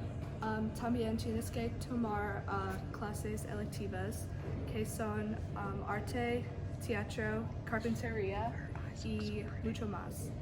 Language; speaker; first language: Spanish; non-native, learner; English